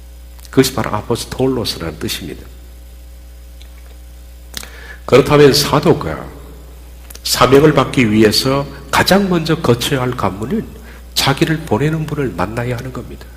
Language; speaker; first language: Korean; native; Korean